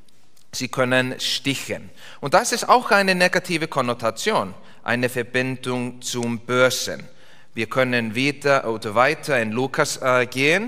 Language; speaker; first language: German; non-native, fluent; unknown